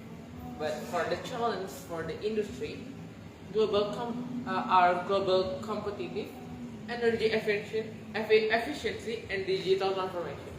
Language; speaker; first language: English; non-native, learner; Indonesian